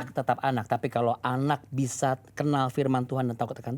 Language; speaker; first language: Indonesian; native; Indonesian